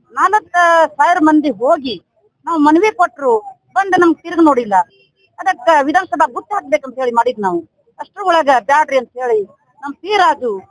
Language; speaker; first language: Kannada; non-native, local second language; Lambadi